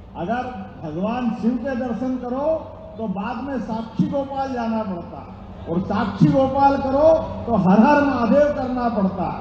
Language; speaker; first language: Hindi; native; Hindi